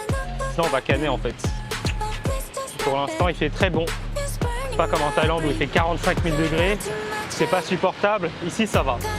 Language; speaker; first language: French; native; French